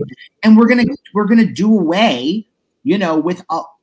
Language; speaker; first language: English; native; English